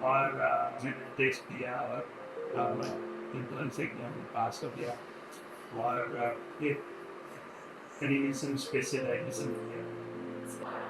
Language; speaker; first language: Hindi; non-native, local second language; Gujarati